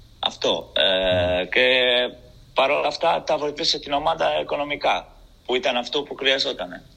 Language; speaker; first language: Greek; non-native, fluent; Portuguese